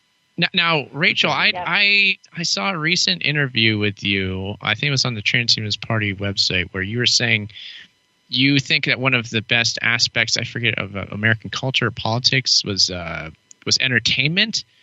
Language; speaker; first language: English; native; English